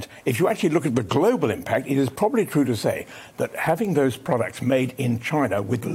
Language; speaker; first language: English; native; English